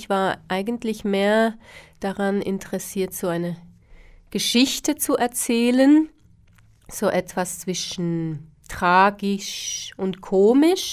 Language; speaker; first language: German; early bilingual, other home language; Slovak